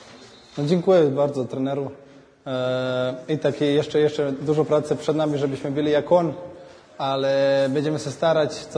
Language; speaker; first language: Polish; non-native, fluent; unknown